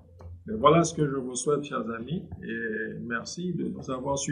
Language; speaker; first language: French; non-native, local second language; Haitian Creole